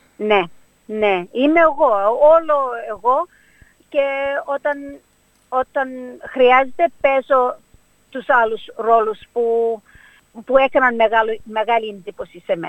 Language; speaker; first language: Greek; early bilingual, heritage; Greek